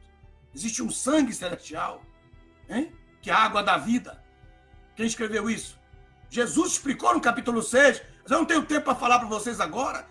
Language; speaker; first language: Portuguese; native; Portuguese